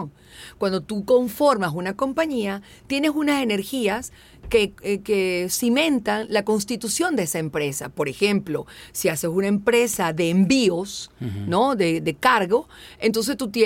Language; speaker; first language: Spanish; native; Spanish